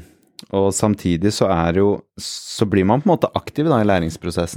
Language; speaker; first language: Norwegian; native; Norwegian